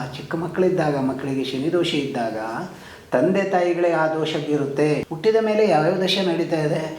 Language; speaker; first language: Kannada; native; Kannada